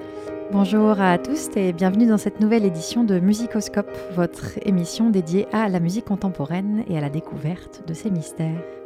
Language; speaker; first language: French; native; French